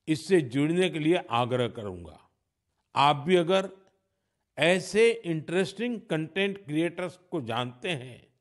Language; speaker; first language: Hindi; non-native, local second language; Gujarati